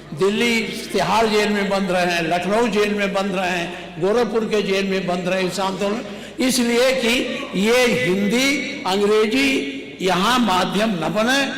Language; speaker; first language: Hindi; native; Hindi